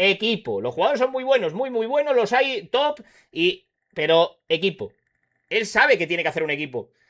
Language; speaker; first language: Spanish; native; Spanish